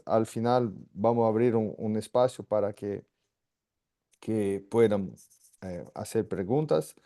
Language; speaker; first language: Spanish; non-native, fluent; Portuguese